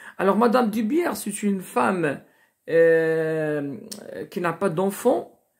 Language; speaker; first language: French; non-native, local second language; Arabic